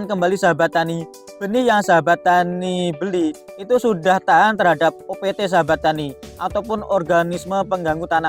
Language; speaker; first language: Indonesian; native; Indonesian